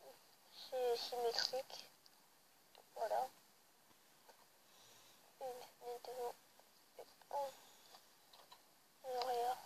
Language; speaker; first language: French; early bilingual, other home language; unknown